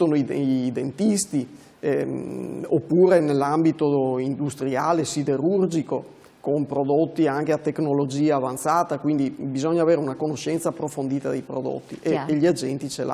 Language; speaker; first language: Italian; native; Italian